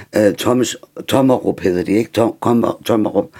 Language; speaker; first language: Danish; non-native, fluent; German